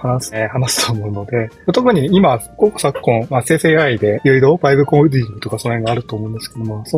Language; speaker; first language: Japanese; native; Japanese